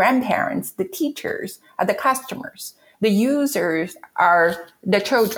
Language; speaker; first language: English; non-native, fluent; Chinese